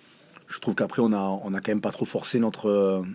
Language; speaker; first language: French; native; French